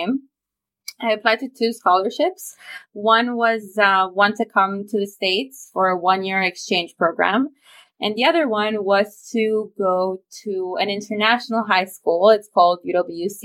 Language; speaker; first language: English; non-native, fluent; Romanian